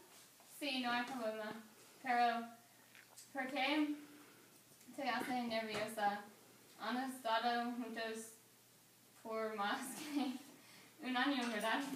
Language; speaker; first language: Spanish; non-native, learner; English